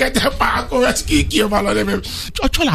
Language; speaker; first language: Hungarian; non-native, fluent; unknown